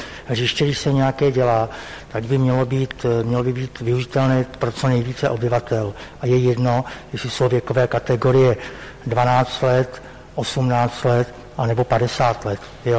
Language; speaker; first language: Czech; native; Czech